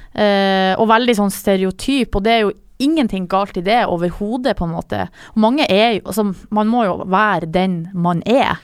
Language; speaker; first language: Norwegian; native; Norwegian